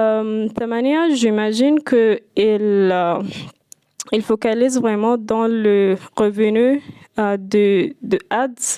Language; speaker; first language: French; non-native, fluent; Arabic